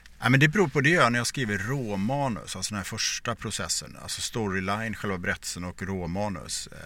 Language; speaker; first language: Swedish; native; Swedish